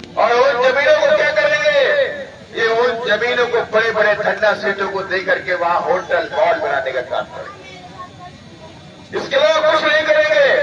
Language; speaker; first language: Hindi; native; Hindi